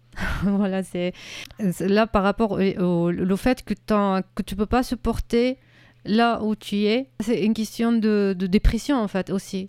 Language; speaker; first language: French; non-native, fluent; Arabic